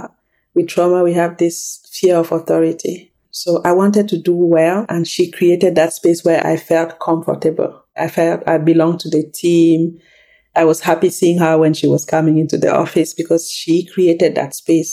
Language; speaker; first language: English; non-native, local second language; French